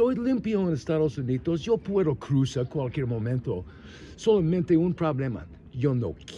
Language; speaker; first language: Spanish; non-native, learner; English